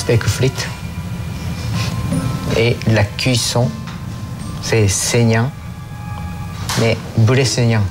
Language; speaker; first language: French; non-native, learner; Japanese